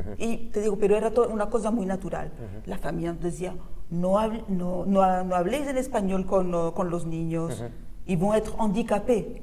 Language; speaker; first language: Spanish; early bilingual, heritage; Spanish